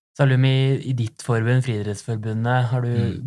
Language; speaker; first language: Norwegian; native; Norwegian